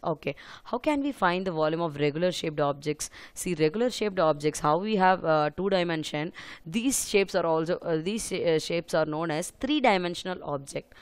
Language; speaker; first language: English; non-native, local second language; Tamil